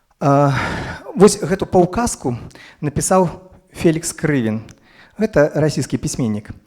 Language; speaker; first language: Belarusian; non-native, local second language; Russian